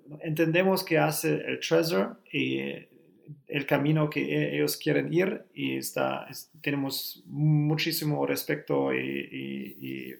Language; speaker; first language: Spanish; non-native, learner; German